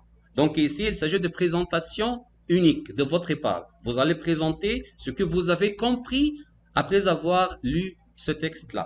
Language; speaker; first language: French; non-native, fluent; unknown